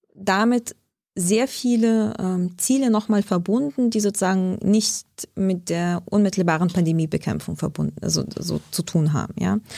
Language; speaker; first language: German; early bilingual, other home language; Lithuanian